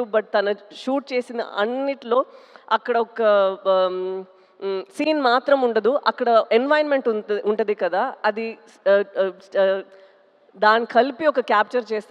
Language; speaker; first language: Telugu; non-native, fluent; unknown